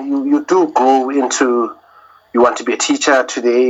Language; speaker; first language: English; non-native, local second language; Zulu